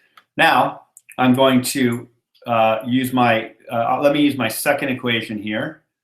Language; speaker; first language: English; native; English